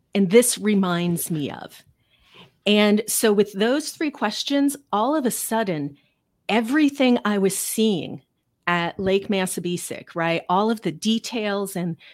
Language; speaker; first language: English; native; English